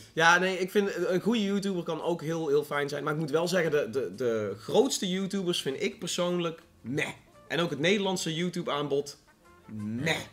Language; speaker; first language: Dutch; native; Dutch